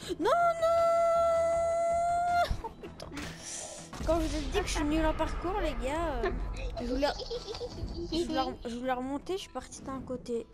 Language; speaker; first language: French; native; French